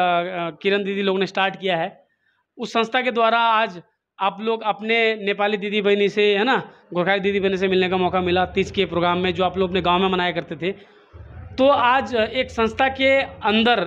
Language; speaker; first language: Hindi; native; Hindi